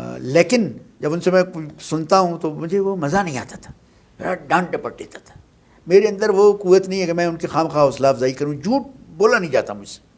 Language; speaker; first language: Urdu; non-native, local second language; Sindhi